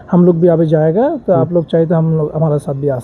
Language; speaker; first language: Hindi; non-native, learner; Bangla